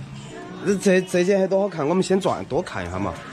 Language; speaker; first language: Chinese; native; Chinese